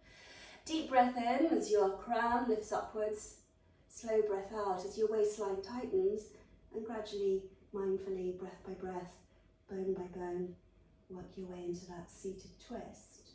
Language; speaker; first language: English; native; English